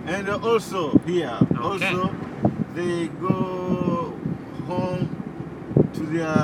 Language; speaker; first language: English; non-native, local second language; Swahili